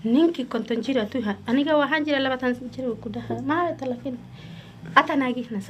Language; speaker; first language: Somali; non-native, learner; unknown